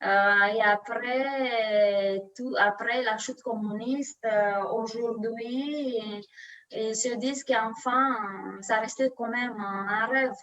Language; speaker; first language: French; non-native, learner; Romanian